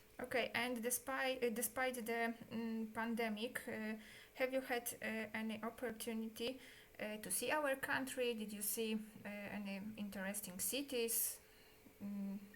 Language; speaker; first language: English; non-native, learner; Polish